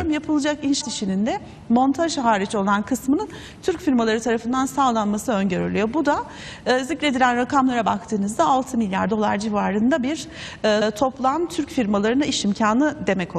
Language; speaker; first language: Turkish; native; Turkish